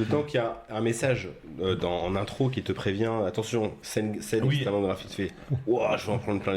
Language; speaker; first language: French; native; French